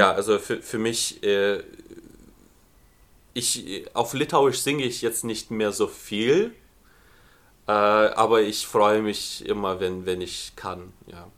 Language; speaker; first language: German; non-native, fluent; Lithuanian